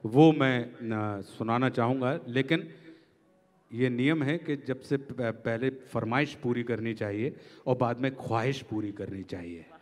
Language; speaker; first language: Hindi; native; Hindi